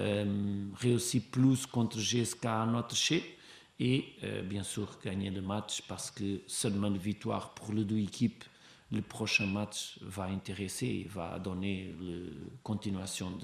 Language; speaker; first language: French; non-native, learner; Portuguese